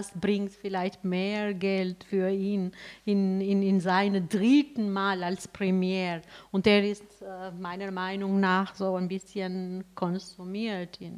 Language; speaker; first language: German; non-native, fluent; Albanian